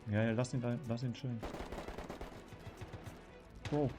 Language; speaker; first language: German; native; German